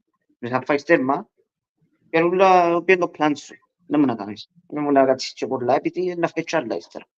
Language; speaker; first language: Greek; early bilingual, heritage; Greek